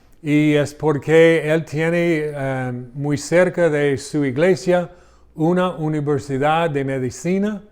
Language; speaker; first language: Spanish; non-native, learner; English